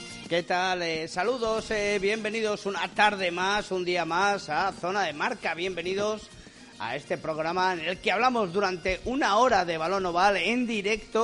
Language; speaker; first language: Spanish; native; Spanish